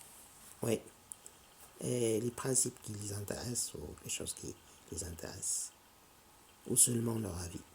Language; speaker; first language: French; non-native, local second language; Arabic